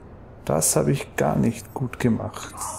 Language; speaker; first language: German; native; German